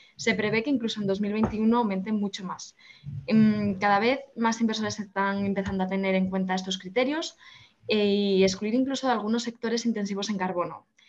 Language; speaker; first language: Spanish; native; Spanish